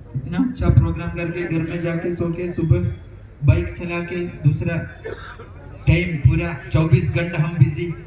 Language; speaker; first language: Urdu; non-native, local second language; Malayalam